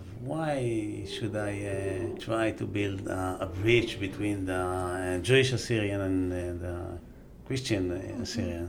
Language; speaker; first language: English; non-native, fluent; Aramaic